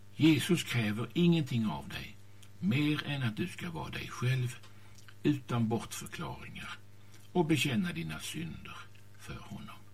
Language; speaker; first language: Swedish; native; Swedish